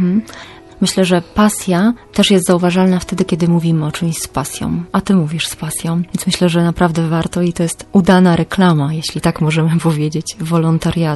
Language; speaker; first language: Polish; native; Polish